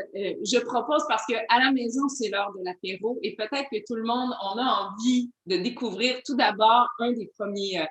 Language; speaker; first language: French; native; French